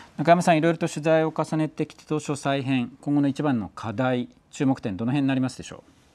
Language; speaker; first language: Japanese; native; Japanese